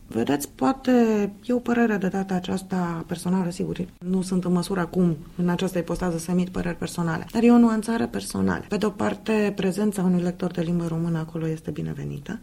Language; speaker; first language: Romanian; native; Romanian